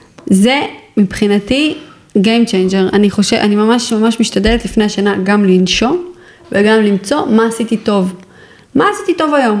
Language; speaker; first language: Hebrew; native; Hebrew